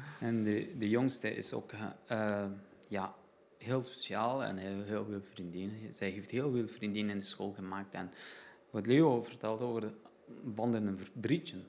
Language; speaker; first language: Dutch; non-native, learner; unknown